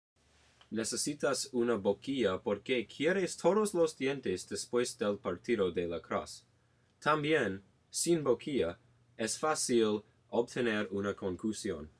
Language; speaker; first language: Spanish; non-native, learner; English